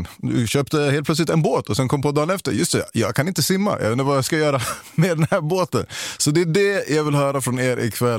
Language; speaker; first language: Swedish; native; Swedish